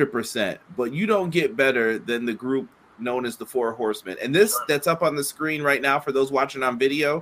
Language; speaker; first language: English; native; English